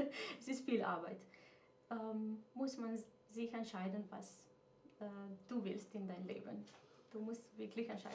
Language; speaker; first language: German; non-native, fluent; Macedonian